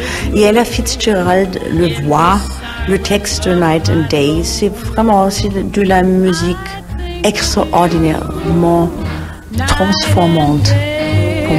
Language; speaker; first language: French; non-native, fluent; German